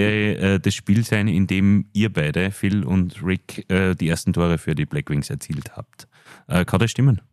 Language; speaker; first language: German; native; German